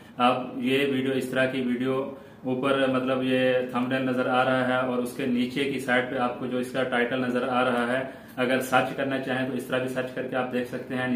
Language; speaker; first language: Urdu; non-native, local second language; Saraiki